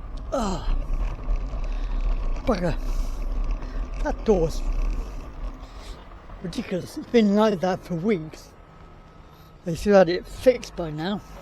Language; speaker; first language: English; native; English